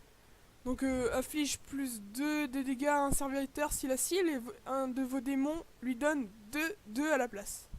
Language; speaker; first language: French; native; French